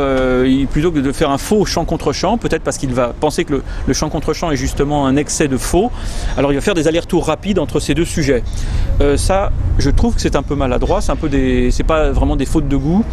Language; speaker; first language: French; native; French